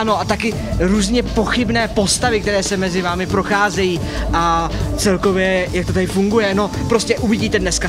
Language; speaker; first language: Czech; native; Czech